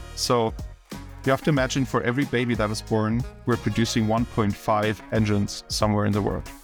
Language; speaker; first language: English; early bilingual, other home language; German